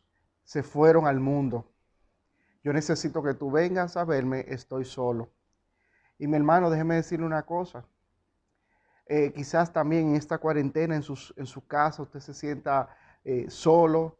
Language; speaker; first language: Spanish; native; Spanish